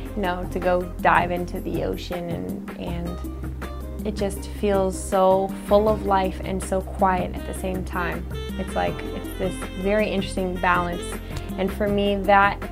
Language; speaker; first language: English; native; English